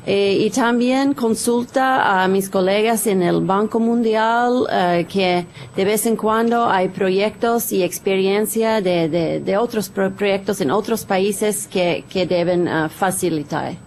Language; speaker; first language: Spanish; non-native, fluent; English